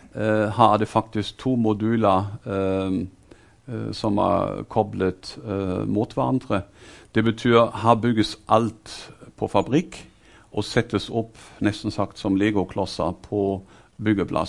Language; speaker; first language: Norwegian; non-native, fluent; German